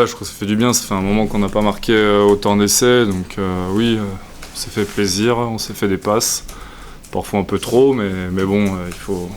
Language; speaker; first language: French; native; French